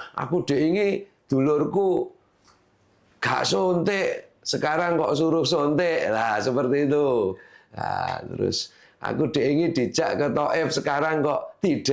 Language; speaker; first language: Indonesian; non-native, local second language; Javanese